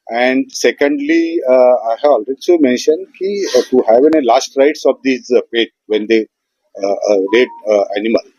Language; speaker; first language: English; non-native, local second language; Marathi